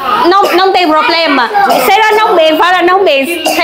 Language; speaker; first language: Portuguese; non-native, learner; Vietnamese